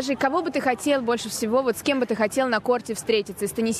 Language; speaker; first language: Russian; native; Russian